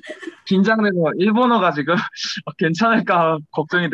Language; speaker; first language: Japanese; non-native, learner; Korean